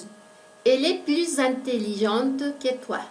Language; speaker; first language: French; non-native, fluent; Spanish